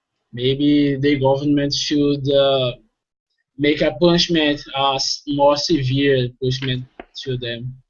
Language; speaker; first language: English; non-native, fluent; Portuguese